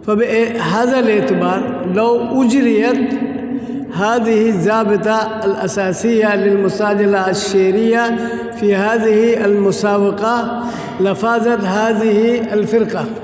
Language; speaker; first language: Arabic; non-native, fluent; Urdu